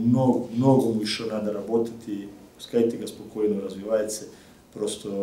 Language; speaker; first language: Russian; non-native, learner; Serbian